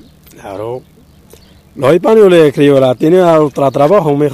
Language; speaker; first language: Spanish; non-native, learner; Arabic